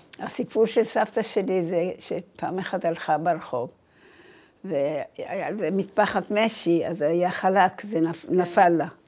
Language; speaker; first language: Hebrew; early bilingual, other home language; Persian